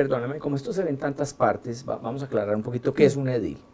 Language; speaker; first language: Spanish; native; Spanish